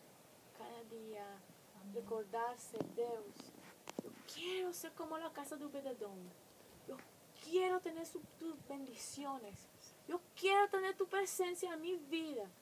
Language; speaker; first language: Spanish; non-native, fluent; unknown